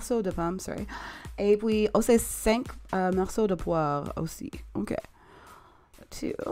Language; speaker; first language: French; non-native, learner; English